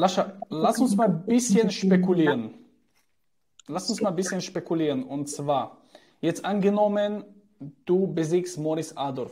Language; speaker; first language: German; native; German